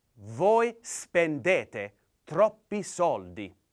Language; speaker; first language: Italian; non-native, learner; English